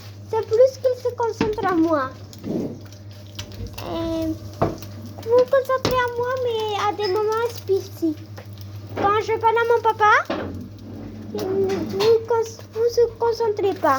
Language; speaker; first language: French; non-native, learner; Spanish